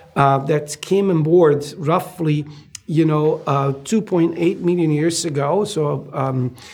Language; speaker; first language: English; non-native, fluent; Italian